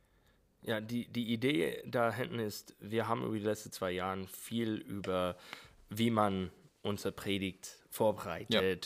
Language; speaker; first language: German; non-native, fluent; English